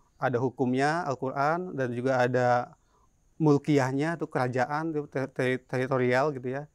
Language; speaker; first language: Indonesian; native; Indonesian